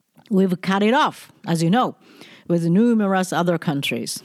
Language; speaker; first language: English; non-native, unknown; Japanese